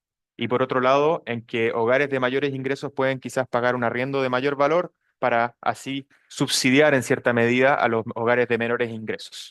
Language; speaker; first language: Spanish; native; Spanish